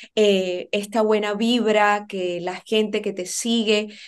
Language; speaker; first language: Spanish; native; Spanish